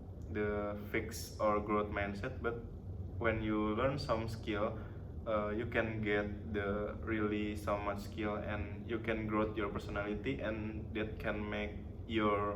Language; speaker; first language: English; non-native, learner; Indonesian